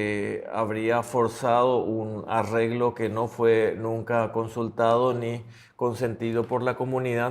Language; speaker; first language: Spanish; native; Spanish